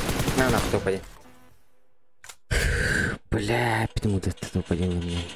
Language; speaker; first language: Russian; non-native, local second language; Yakut